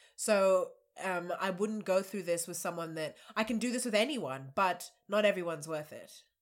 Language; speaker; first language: English; native; English